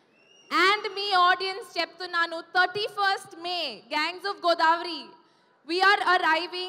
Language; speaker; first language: Telugu; non-native, local second language; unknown